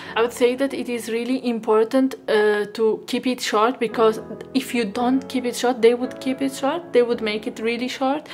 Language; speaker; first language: English; non-native, fluent; Arabic